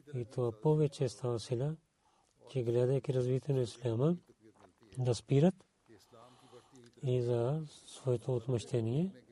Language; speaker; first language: Bulgarian; non-native, learner; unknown